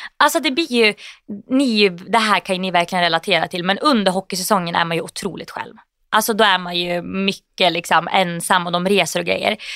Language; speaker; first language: Swedish; native; Swedish